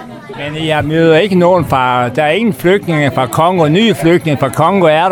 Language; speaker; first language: Danish; native; Danish